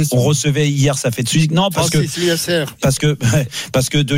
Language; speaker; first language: French; native; French